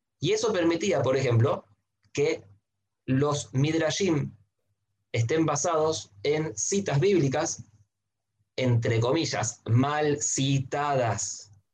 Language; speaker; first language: Spanish; native; Spanish